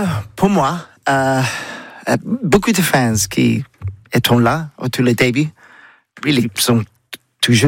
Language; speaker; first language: French; non-native, learner; English